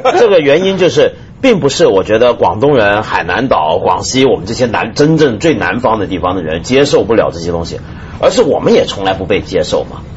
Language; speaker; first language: Chinese; non-native, local second language; Cantonese